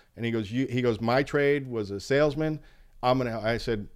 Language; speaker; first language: English; early bilingual, other home language; Spanish